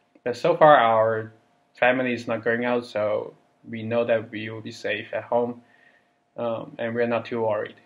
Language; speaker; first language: English; non-native, fluent; Chinese